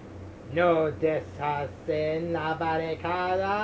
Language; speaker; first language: Spanish; non-native, learner; English